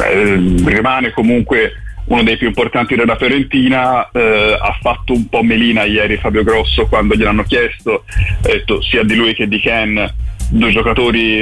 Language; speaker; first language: Italian; native; Italian